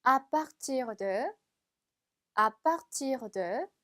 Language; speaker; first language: French; non-native, fluent; Korean